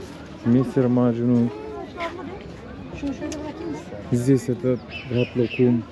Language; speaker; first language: Russian; non-native, learner; Turkish